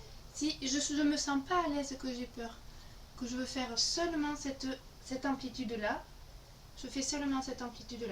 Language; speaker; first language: French; native; French